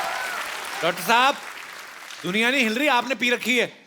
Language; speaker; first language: Hindi; native; Hindi